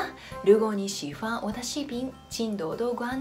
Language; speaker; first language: Chinese; non-native, fluent; Japanese